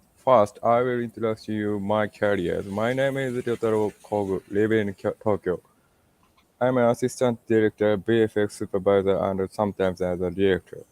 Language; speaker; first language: English; non-native, learner; Japanese